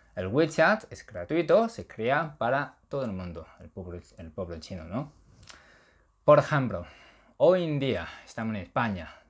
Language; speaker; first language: Spanish; non-native, fluent; Chinese